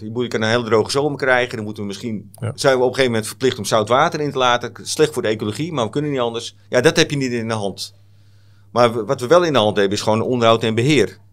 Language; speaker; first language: Dutch; native; Dutch